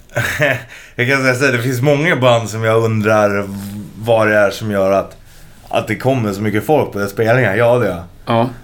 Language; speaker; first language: Swedish; native; Swedish